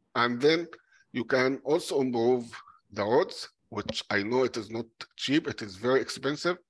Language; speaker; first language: English; non-native, fluent; Arabic